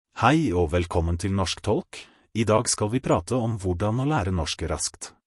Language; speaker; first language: Norwegian; non-native, fluent; Russian